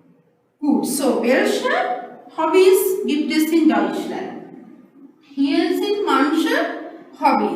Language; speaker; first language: German; non-native, learner; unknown